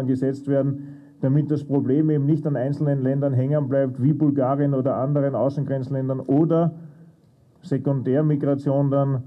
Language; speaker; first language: German; native; German